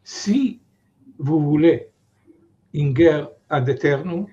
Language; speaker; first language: French; non-native, fluent; Hebrew